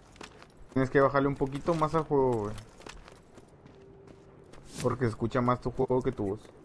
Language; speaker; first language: Spanish; native; Spanish